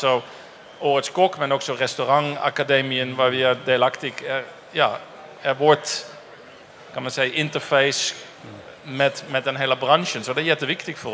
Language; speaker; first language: Swedish; non-native, fluent; Dutch